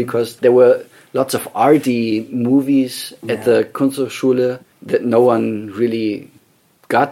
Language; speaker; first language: English; non-native, fluent; German